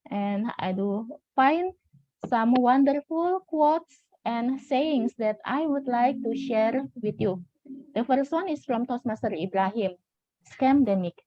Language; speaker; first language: English; non-native, fluent; Indonesian